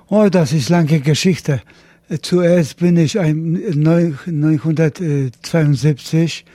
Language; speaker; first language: German; non-native, learner; Polish